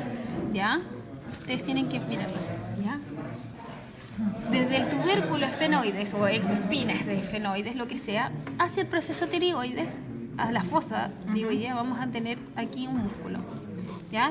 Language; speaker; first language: Spanish; native; Spanish